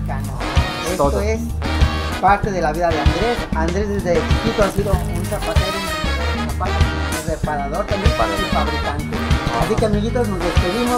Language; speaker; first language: Spanish; native; Spanish